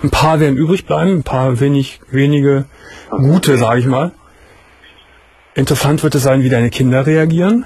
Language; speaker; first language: German; native; German